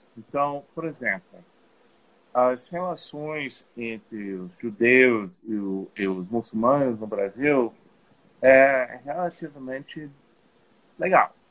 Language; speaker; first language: Portuguese; non-native, fluent; English